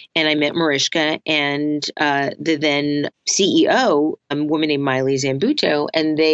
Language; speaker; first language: English; native; English